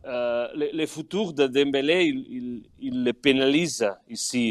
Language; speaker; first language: French; non-native, fluent; Catalan